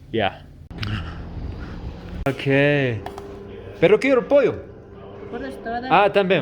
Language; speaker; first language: Spanish; non-native, learner; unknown